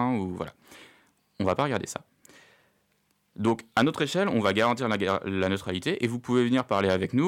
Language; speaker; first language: French; native; French